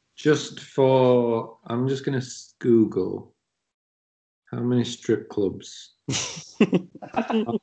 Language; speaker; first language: English; native; English